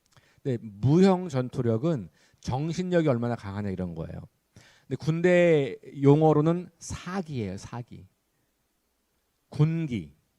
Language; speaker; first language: Korean; native; Korean